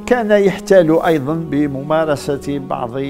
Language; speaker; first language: Arabic; native; Arabic